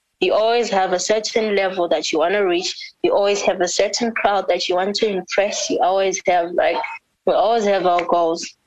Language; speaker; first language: English; non-native, local second language; North Ndebele